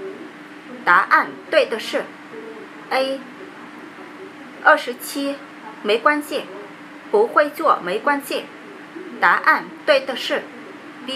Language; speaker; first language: Chinese; non-native, learner; Vietnamese